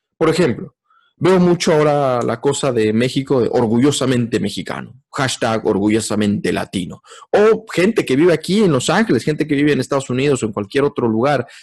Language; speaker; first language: Spanish; native; Spanish